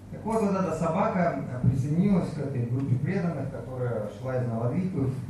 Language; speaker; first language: Russian; native; Russian